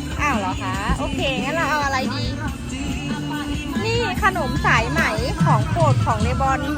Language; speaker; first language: Thai; native; Thai